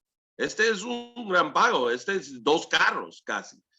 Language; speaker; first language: Spanish; early bilingual, heritage; English